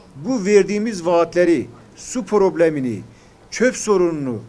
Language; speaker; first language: Turkish; native; Turkish